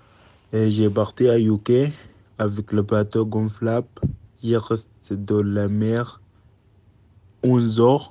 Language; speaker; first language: French; non-native, learner; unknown